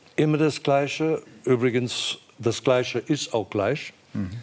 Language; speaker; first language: German; non-native, fluent; Afrikaans